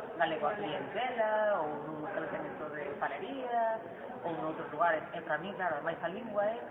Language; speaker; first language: Galician; non-native, local second language; Spanish